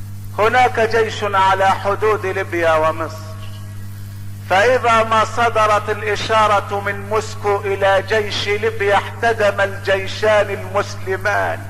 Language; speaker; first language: Arabic; native; Arabic